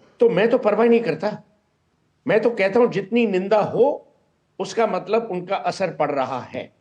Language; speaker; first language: Hindi; non-native, local second language; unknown